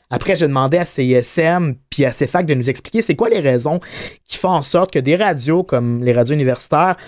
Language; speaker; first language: French; native; French